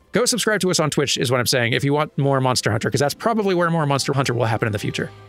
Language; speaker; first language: English; native; English